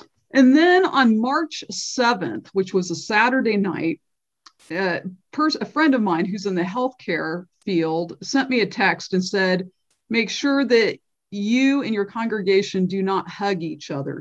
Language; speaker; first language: English; native; English